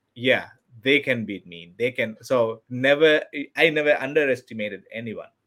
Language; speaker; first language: English; non-native, local second language; Tamil